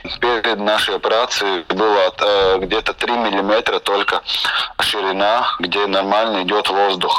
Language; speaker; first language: Russian; non-native, local second language; Latvian